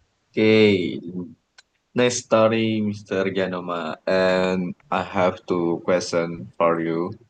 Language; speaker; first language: English; non-native, learner; Indonesian